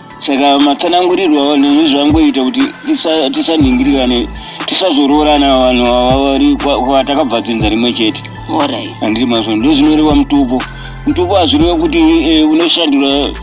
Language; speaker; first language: Shona; non-native, local second language; Nyanja